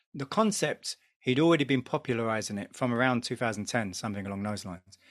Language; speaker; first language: English; native; English